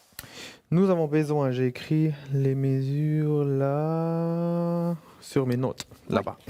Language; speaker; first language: French; non-native, fluent; German